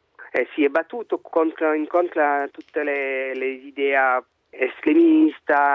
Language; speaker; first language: Italian; non-native, learner; French